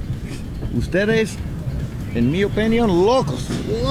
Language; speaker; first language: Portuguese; non-native, learner; English